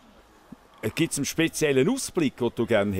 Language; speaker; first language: German; native; German